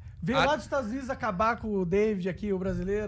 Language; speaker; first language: Portuguese; native; Portuguese